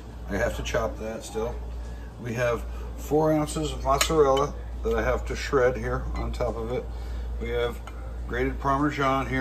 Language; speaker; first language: English; native; English